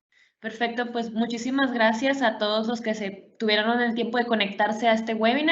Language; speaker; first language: Spanish; native; Spanish